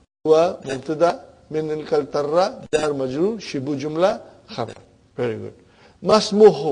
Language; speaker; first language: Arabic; non-native, fluent; English